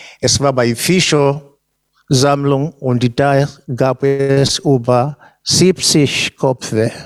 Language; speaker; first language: German; non-native, fluent; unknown